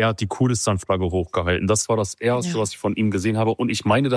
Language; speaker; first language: German; early bilingual, other home language; Kurdish